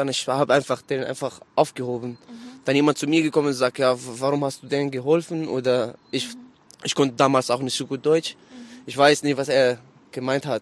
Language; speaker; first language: German; non-native, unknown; Arabic